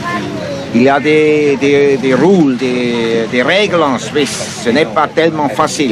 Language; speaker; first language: French; non-native, fluent; Swiss German